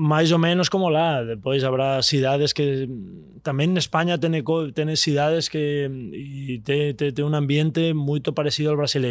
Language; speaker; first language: Portuguese; non-native, learner; Spanish